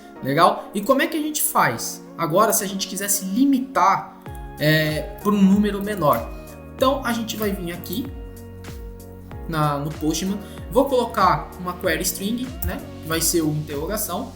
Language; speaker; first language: Portuguese; native; Portuguese